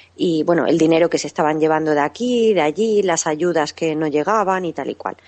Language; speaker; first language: Spanish; native; Spanish